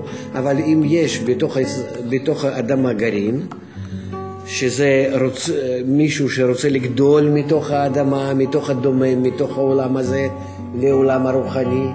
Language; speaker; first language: Hebrew; non-native, fluent; Russian